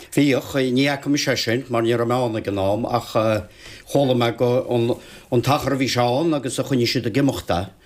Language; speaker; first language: Irish; native; Irish